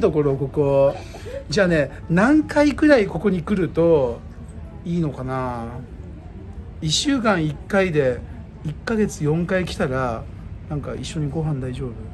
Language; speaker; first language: Japanese; native; Japanese